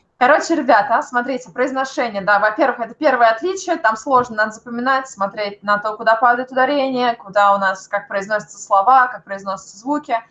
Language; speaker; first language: Russian; native; Russian